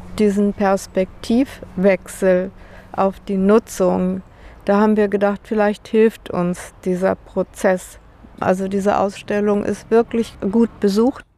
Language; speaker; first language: German; native; German